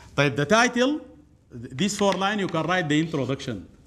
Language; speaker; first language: English; non-native, fluent; Arabic